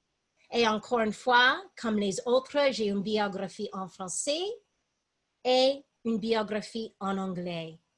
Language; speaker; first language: French; non-native, fluent; English